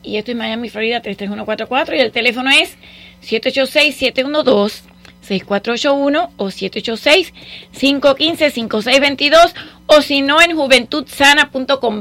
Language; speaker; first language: Spanish; native; Spanish